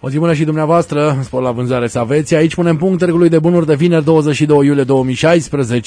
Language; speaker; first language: Romanian; native; Romanian